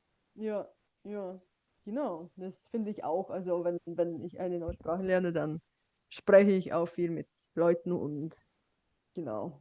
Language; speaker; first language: German; non-native, fluent; Bulgarian